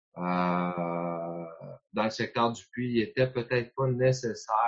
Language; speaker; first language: French; native; French